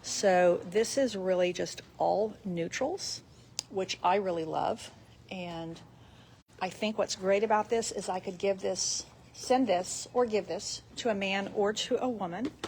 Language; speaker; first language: English; native; English